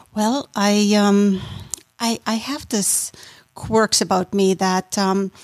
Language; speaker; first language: English; non-native, fluent; German